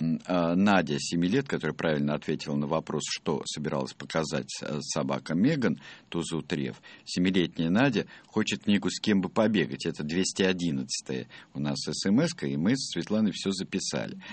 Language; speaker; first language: Russian; native; Russian